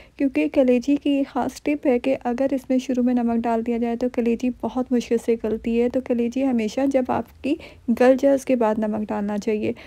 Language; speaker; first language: Urdu; native; Urdu